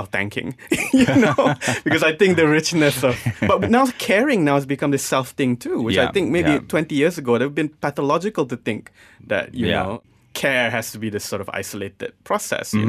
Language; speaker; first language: English; non-native, local second language; Malay